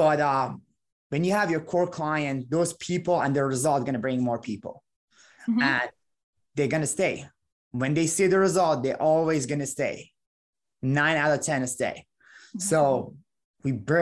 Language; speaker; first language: English; non-native, fluent; Persian